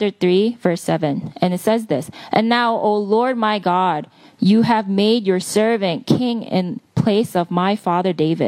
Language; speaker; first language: English; early bilingual, other home language; Korean